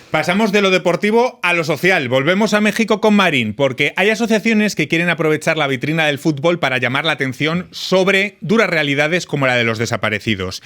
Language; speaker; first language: Spanish; native; Spanish